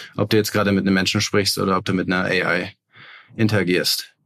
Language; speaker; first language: German; native; German